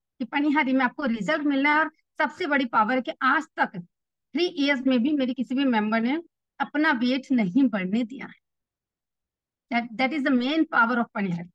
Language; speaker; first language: Hindi; native; Hindi